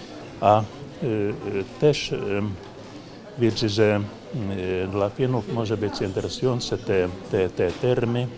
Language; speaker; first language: Polish; non-native, learner; Finnish